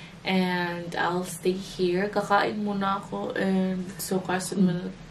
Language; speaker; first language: English; non-native, local second language; Filipino